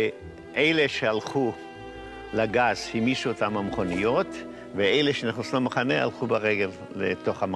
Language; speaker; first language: Hebrew; non-native, fluent; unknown